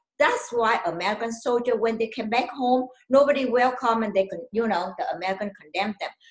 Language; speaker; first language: English; non-native, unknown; Vietnamese